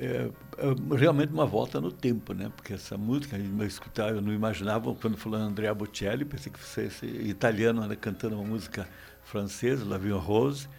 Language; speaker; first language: Portuguese; native; Portuguese